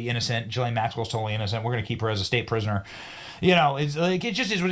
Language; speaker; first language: English; native; English